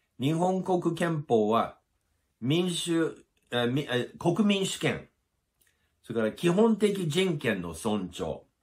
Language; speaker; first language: Japanese; non-native, fluent; English